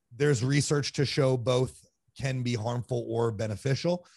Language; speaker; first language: English; native; English